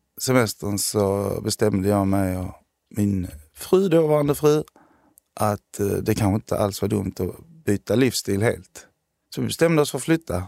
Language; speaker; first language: Swedish; early bilingual, other home language; Armenian